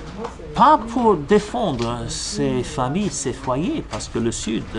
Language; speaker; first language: French; non-native, fluent; English